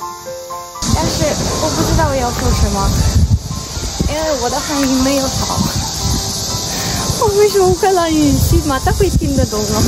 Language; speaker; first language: Chinese; non-native, learner; Ukrainian